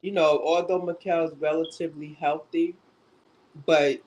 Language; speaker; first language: English; native; English